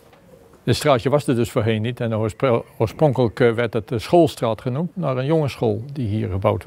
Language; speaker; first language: Dutch; native; Dutch